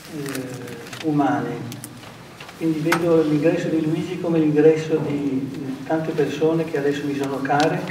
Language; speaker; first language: Italian; native; Italian